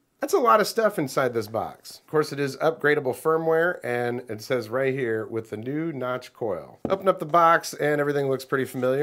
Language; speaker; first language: English; native; English